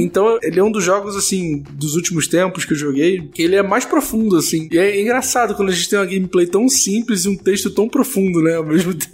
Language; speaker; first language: Portuguese; native; Portuguese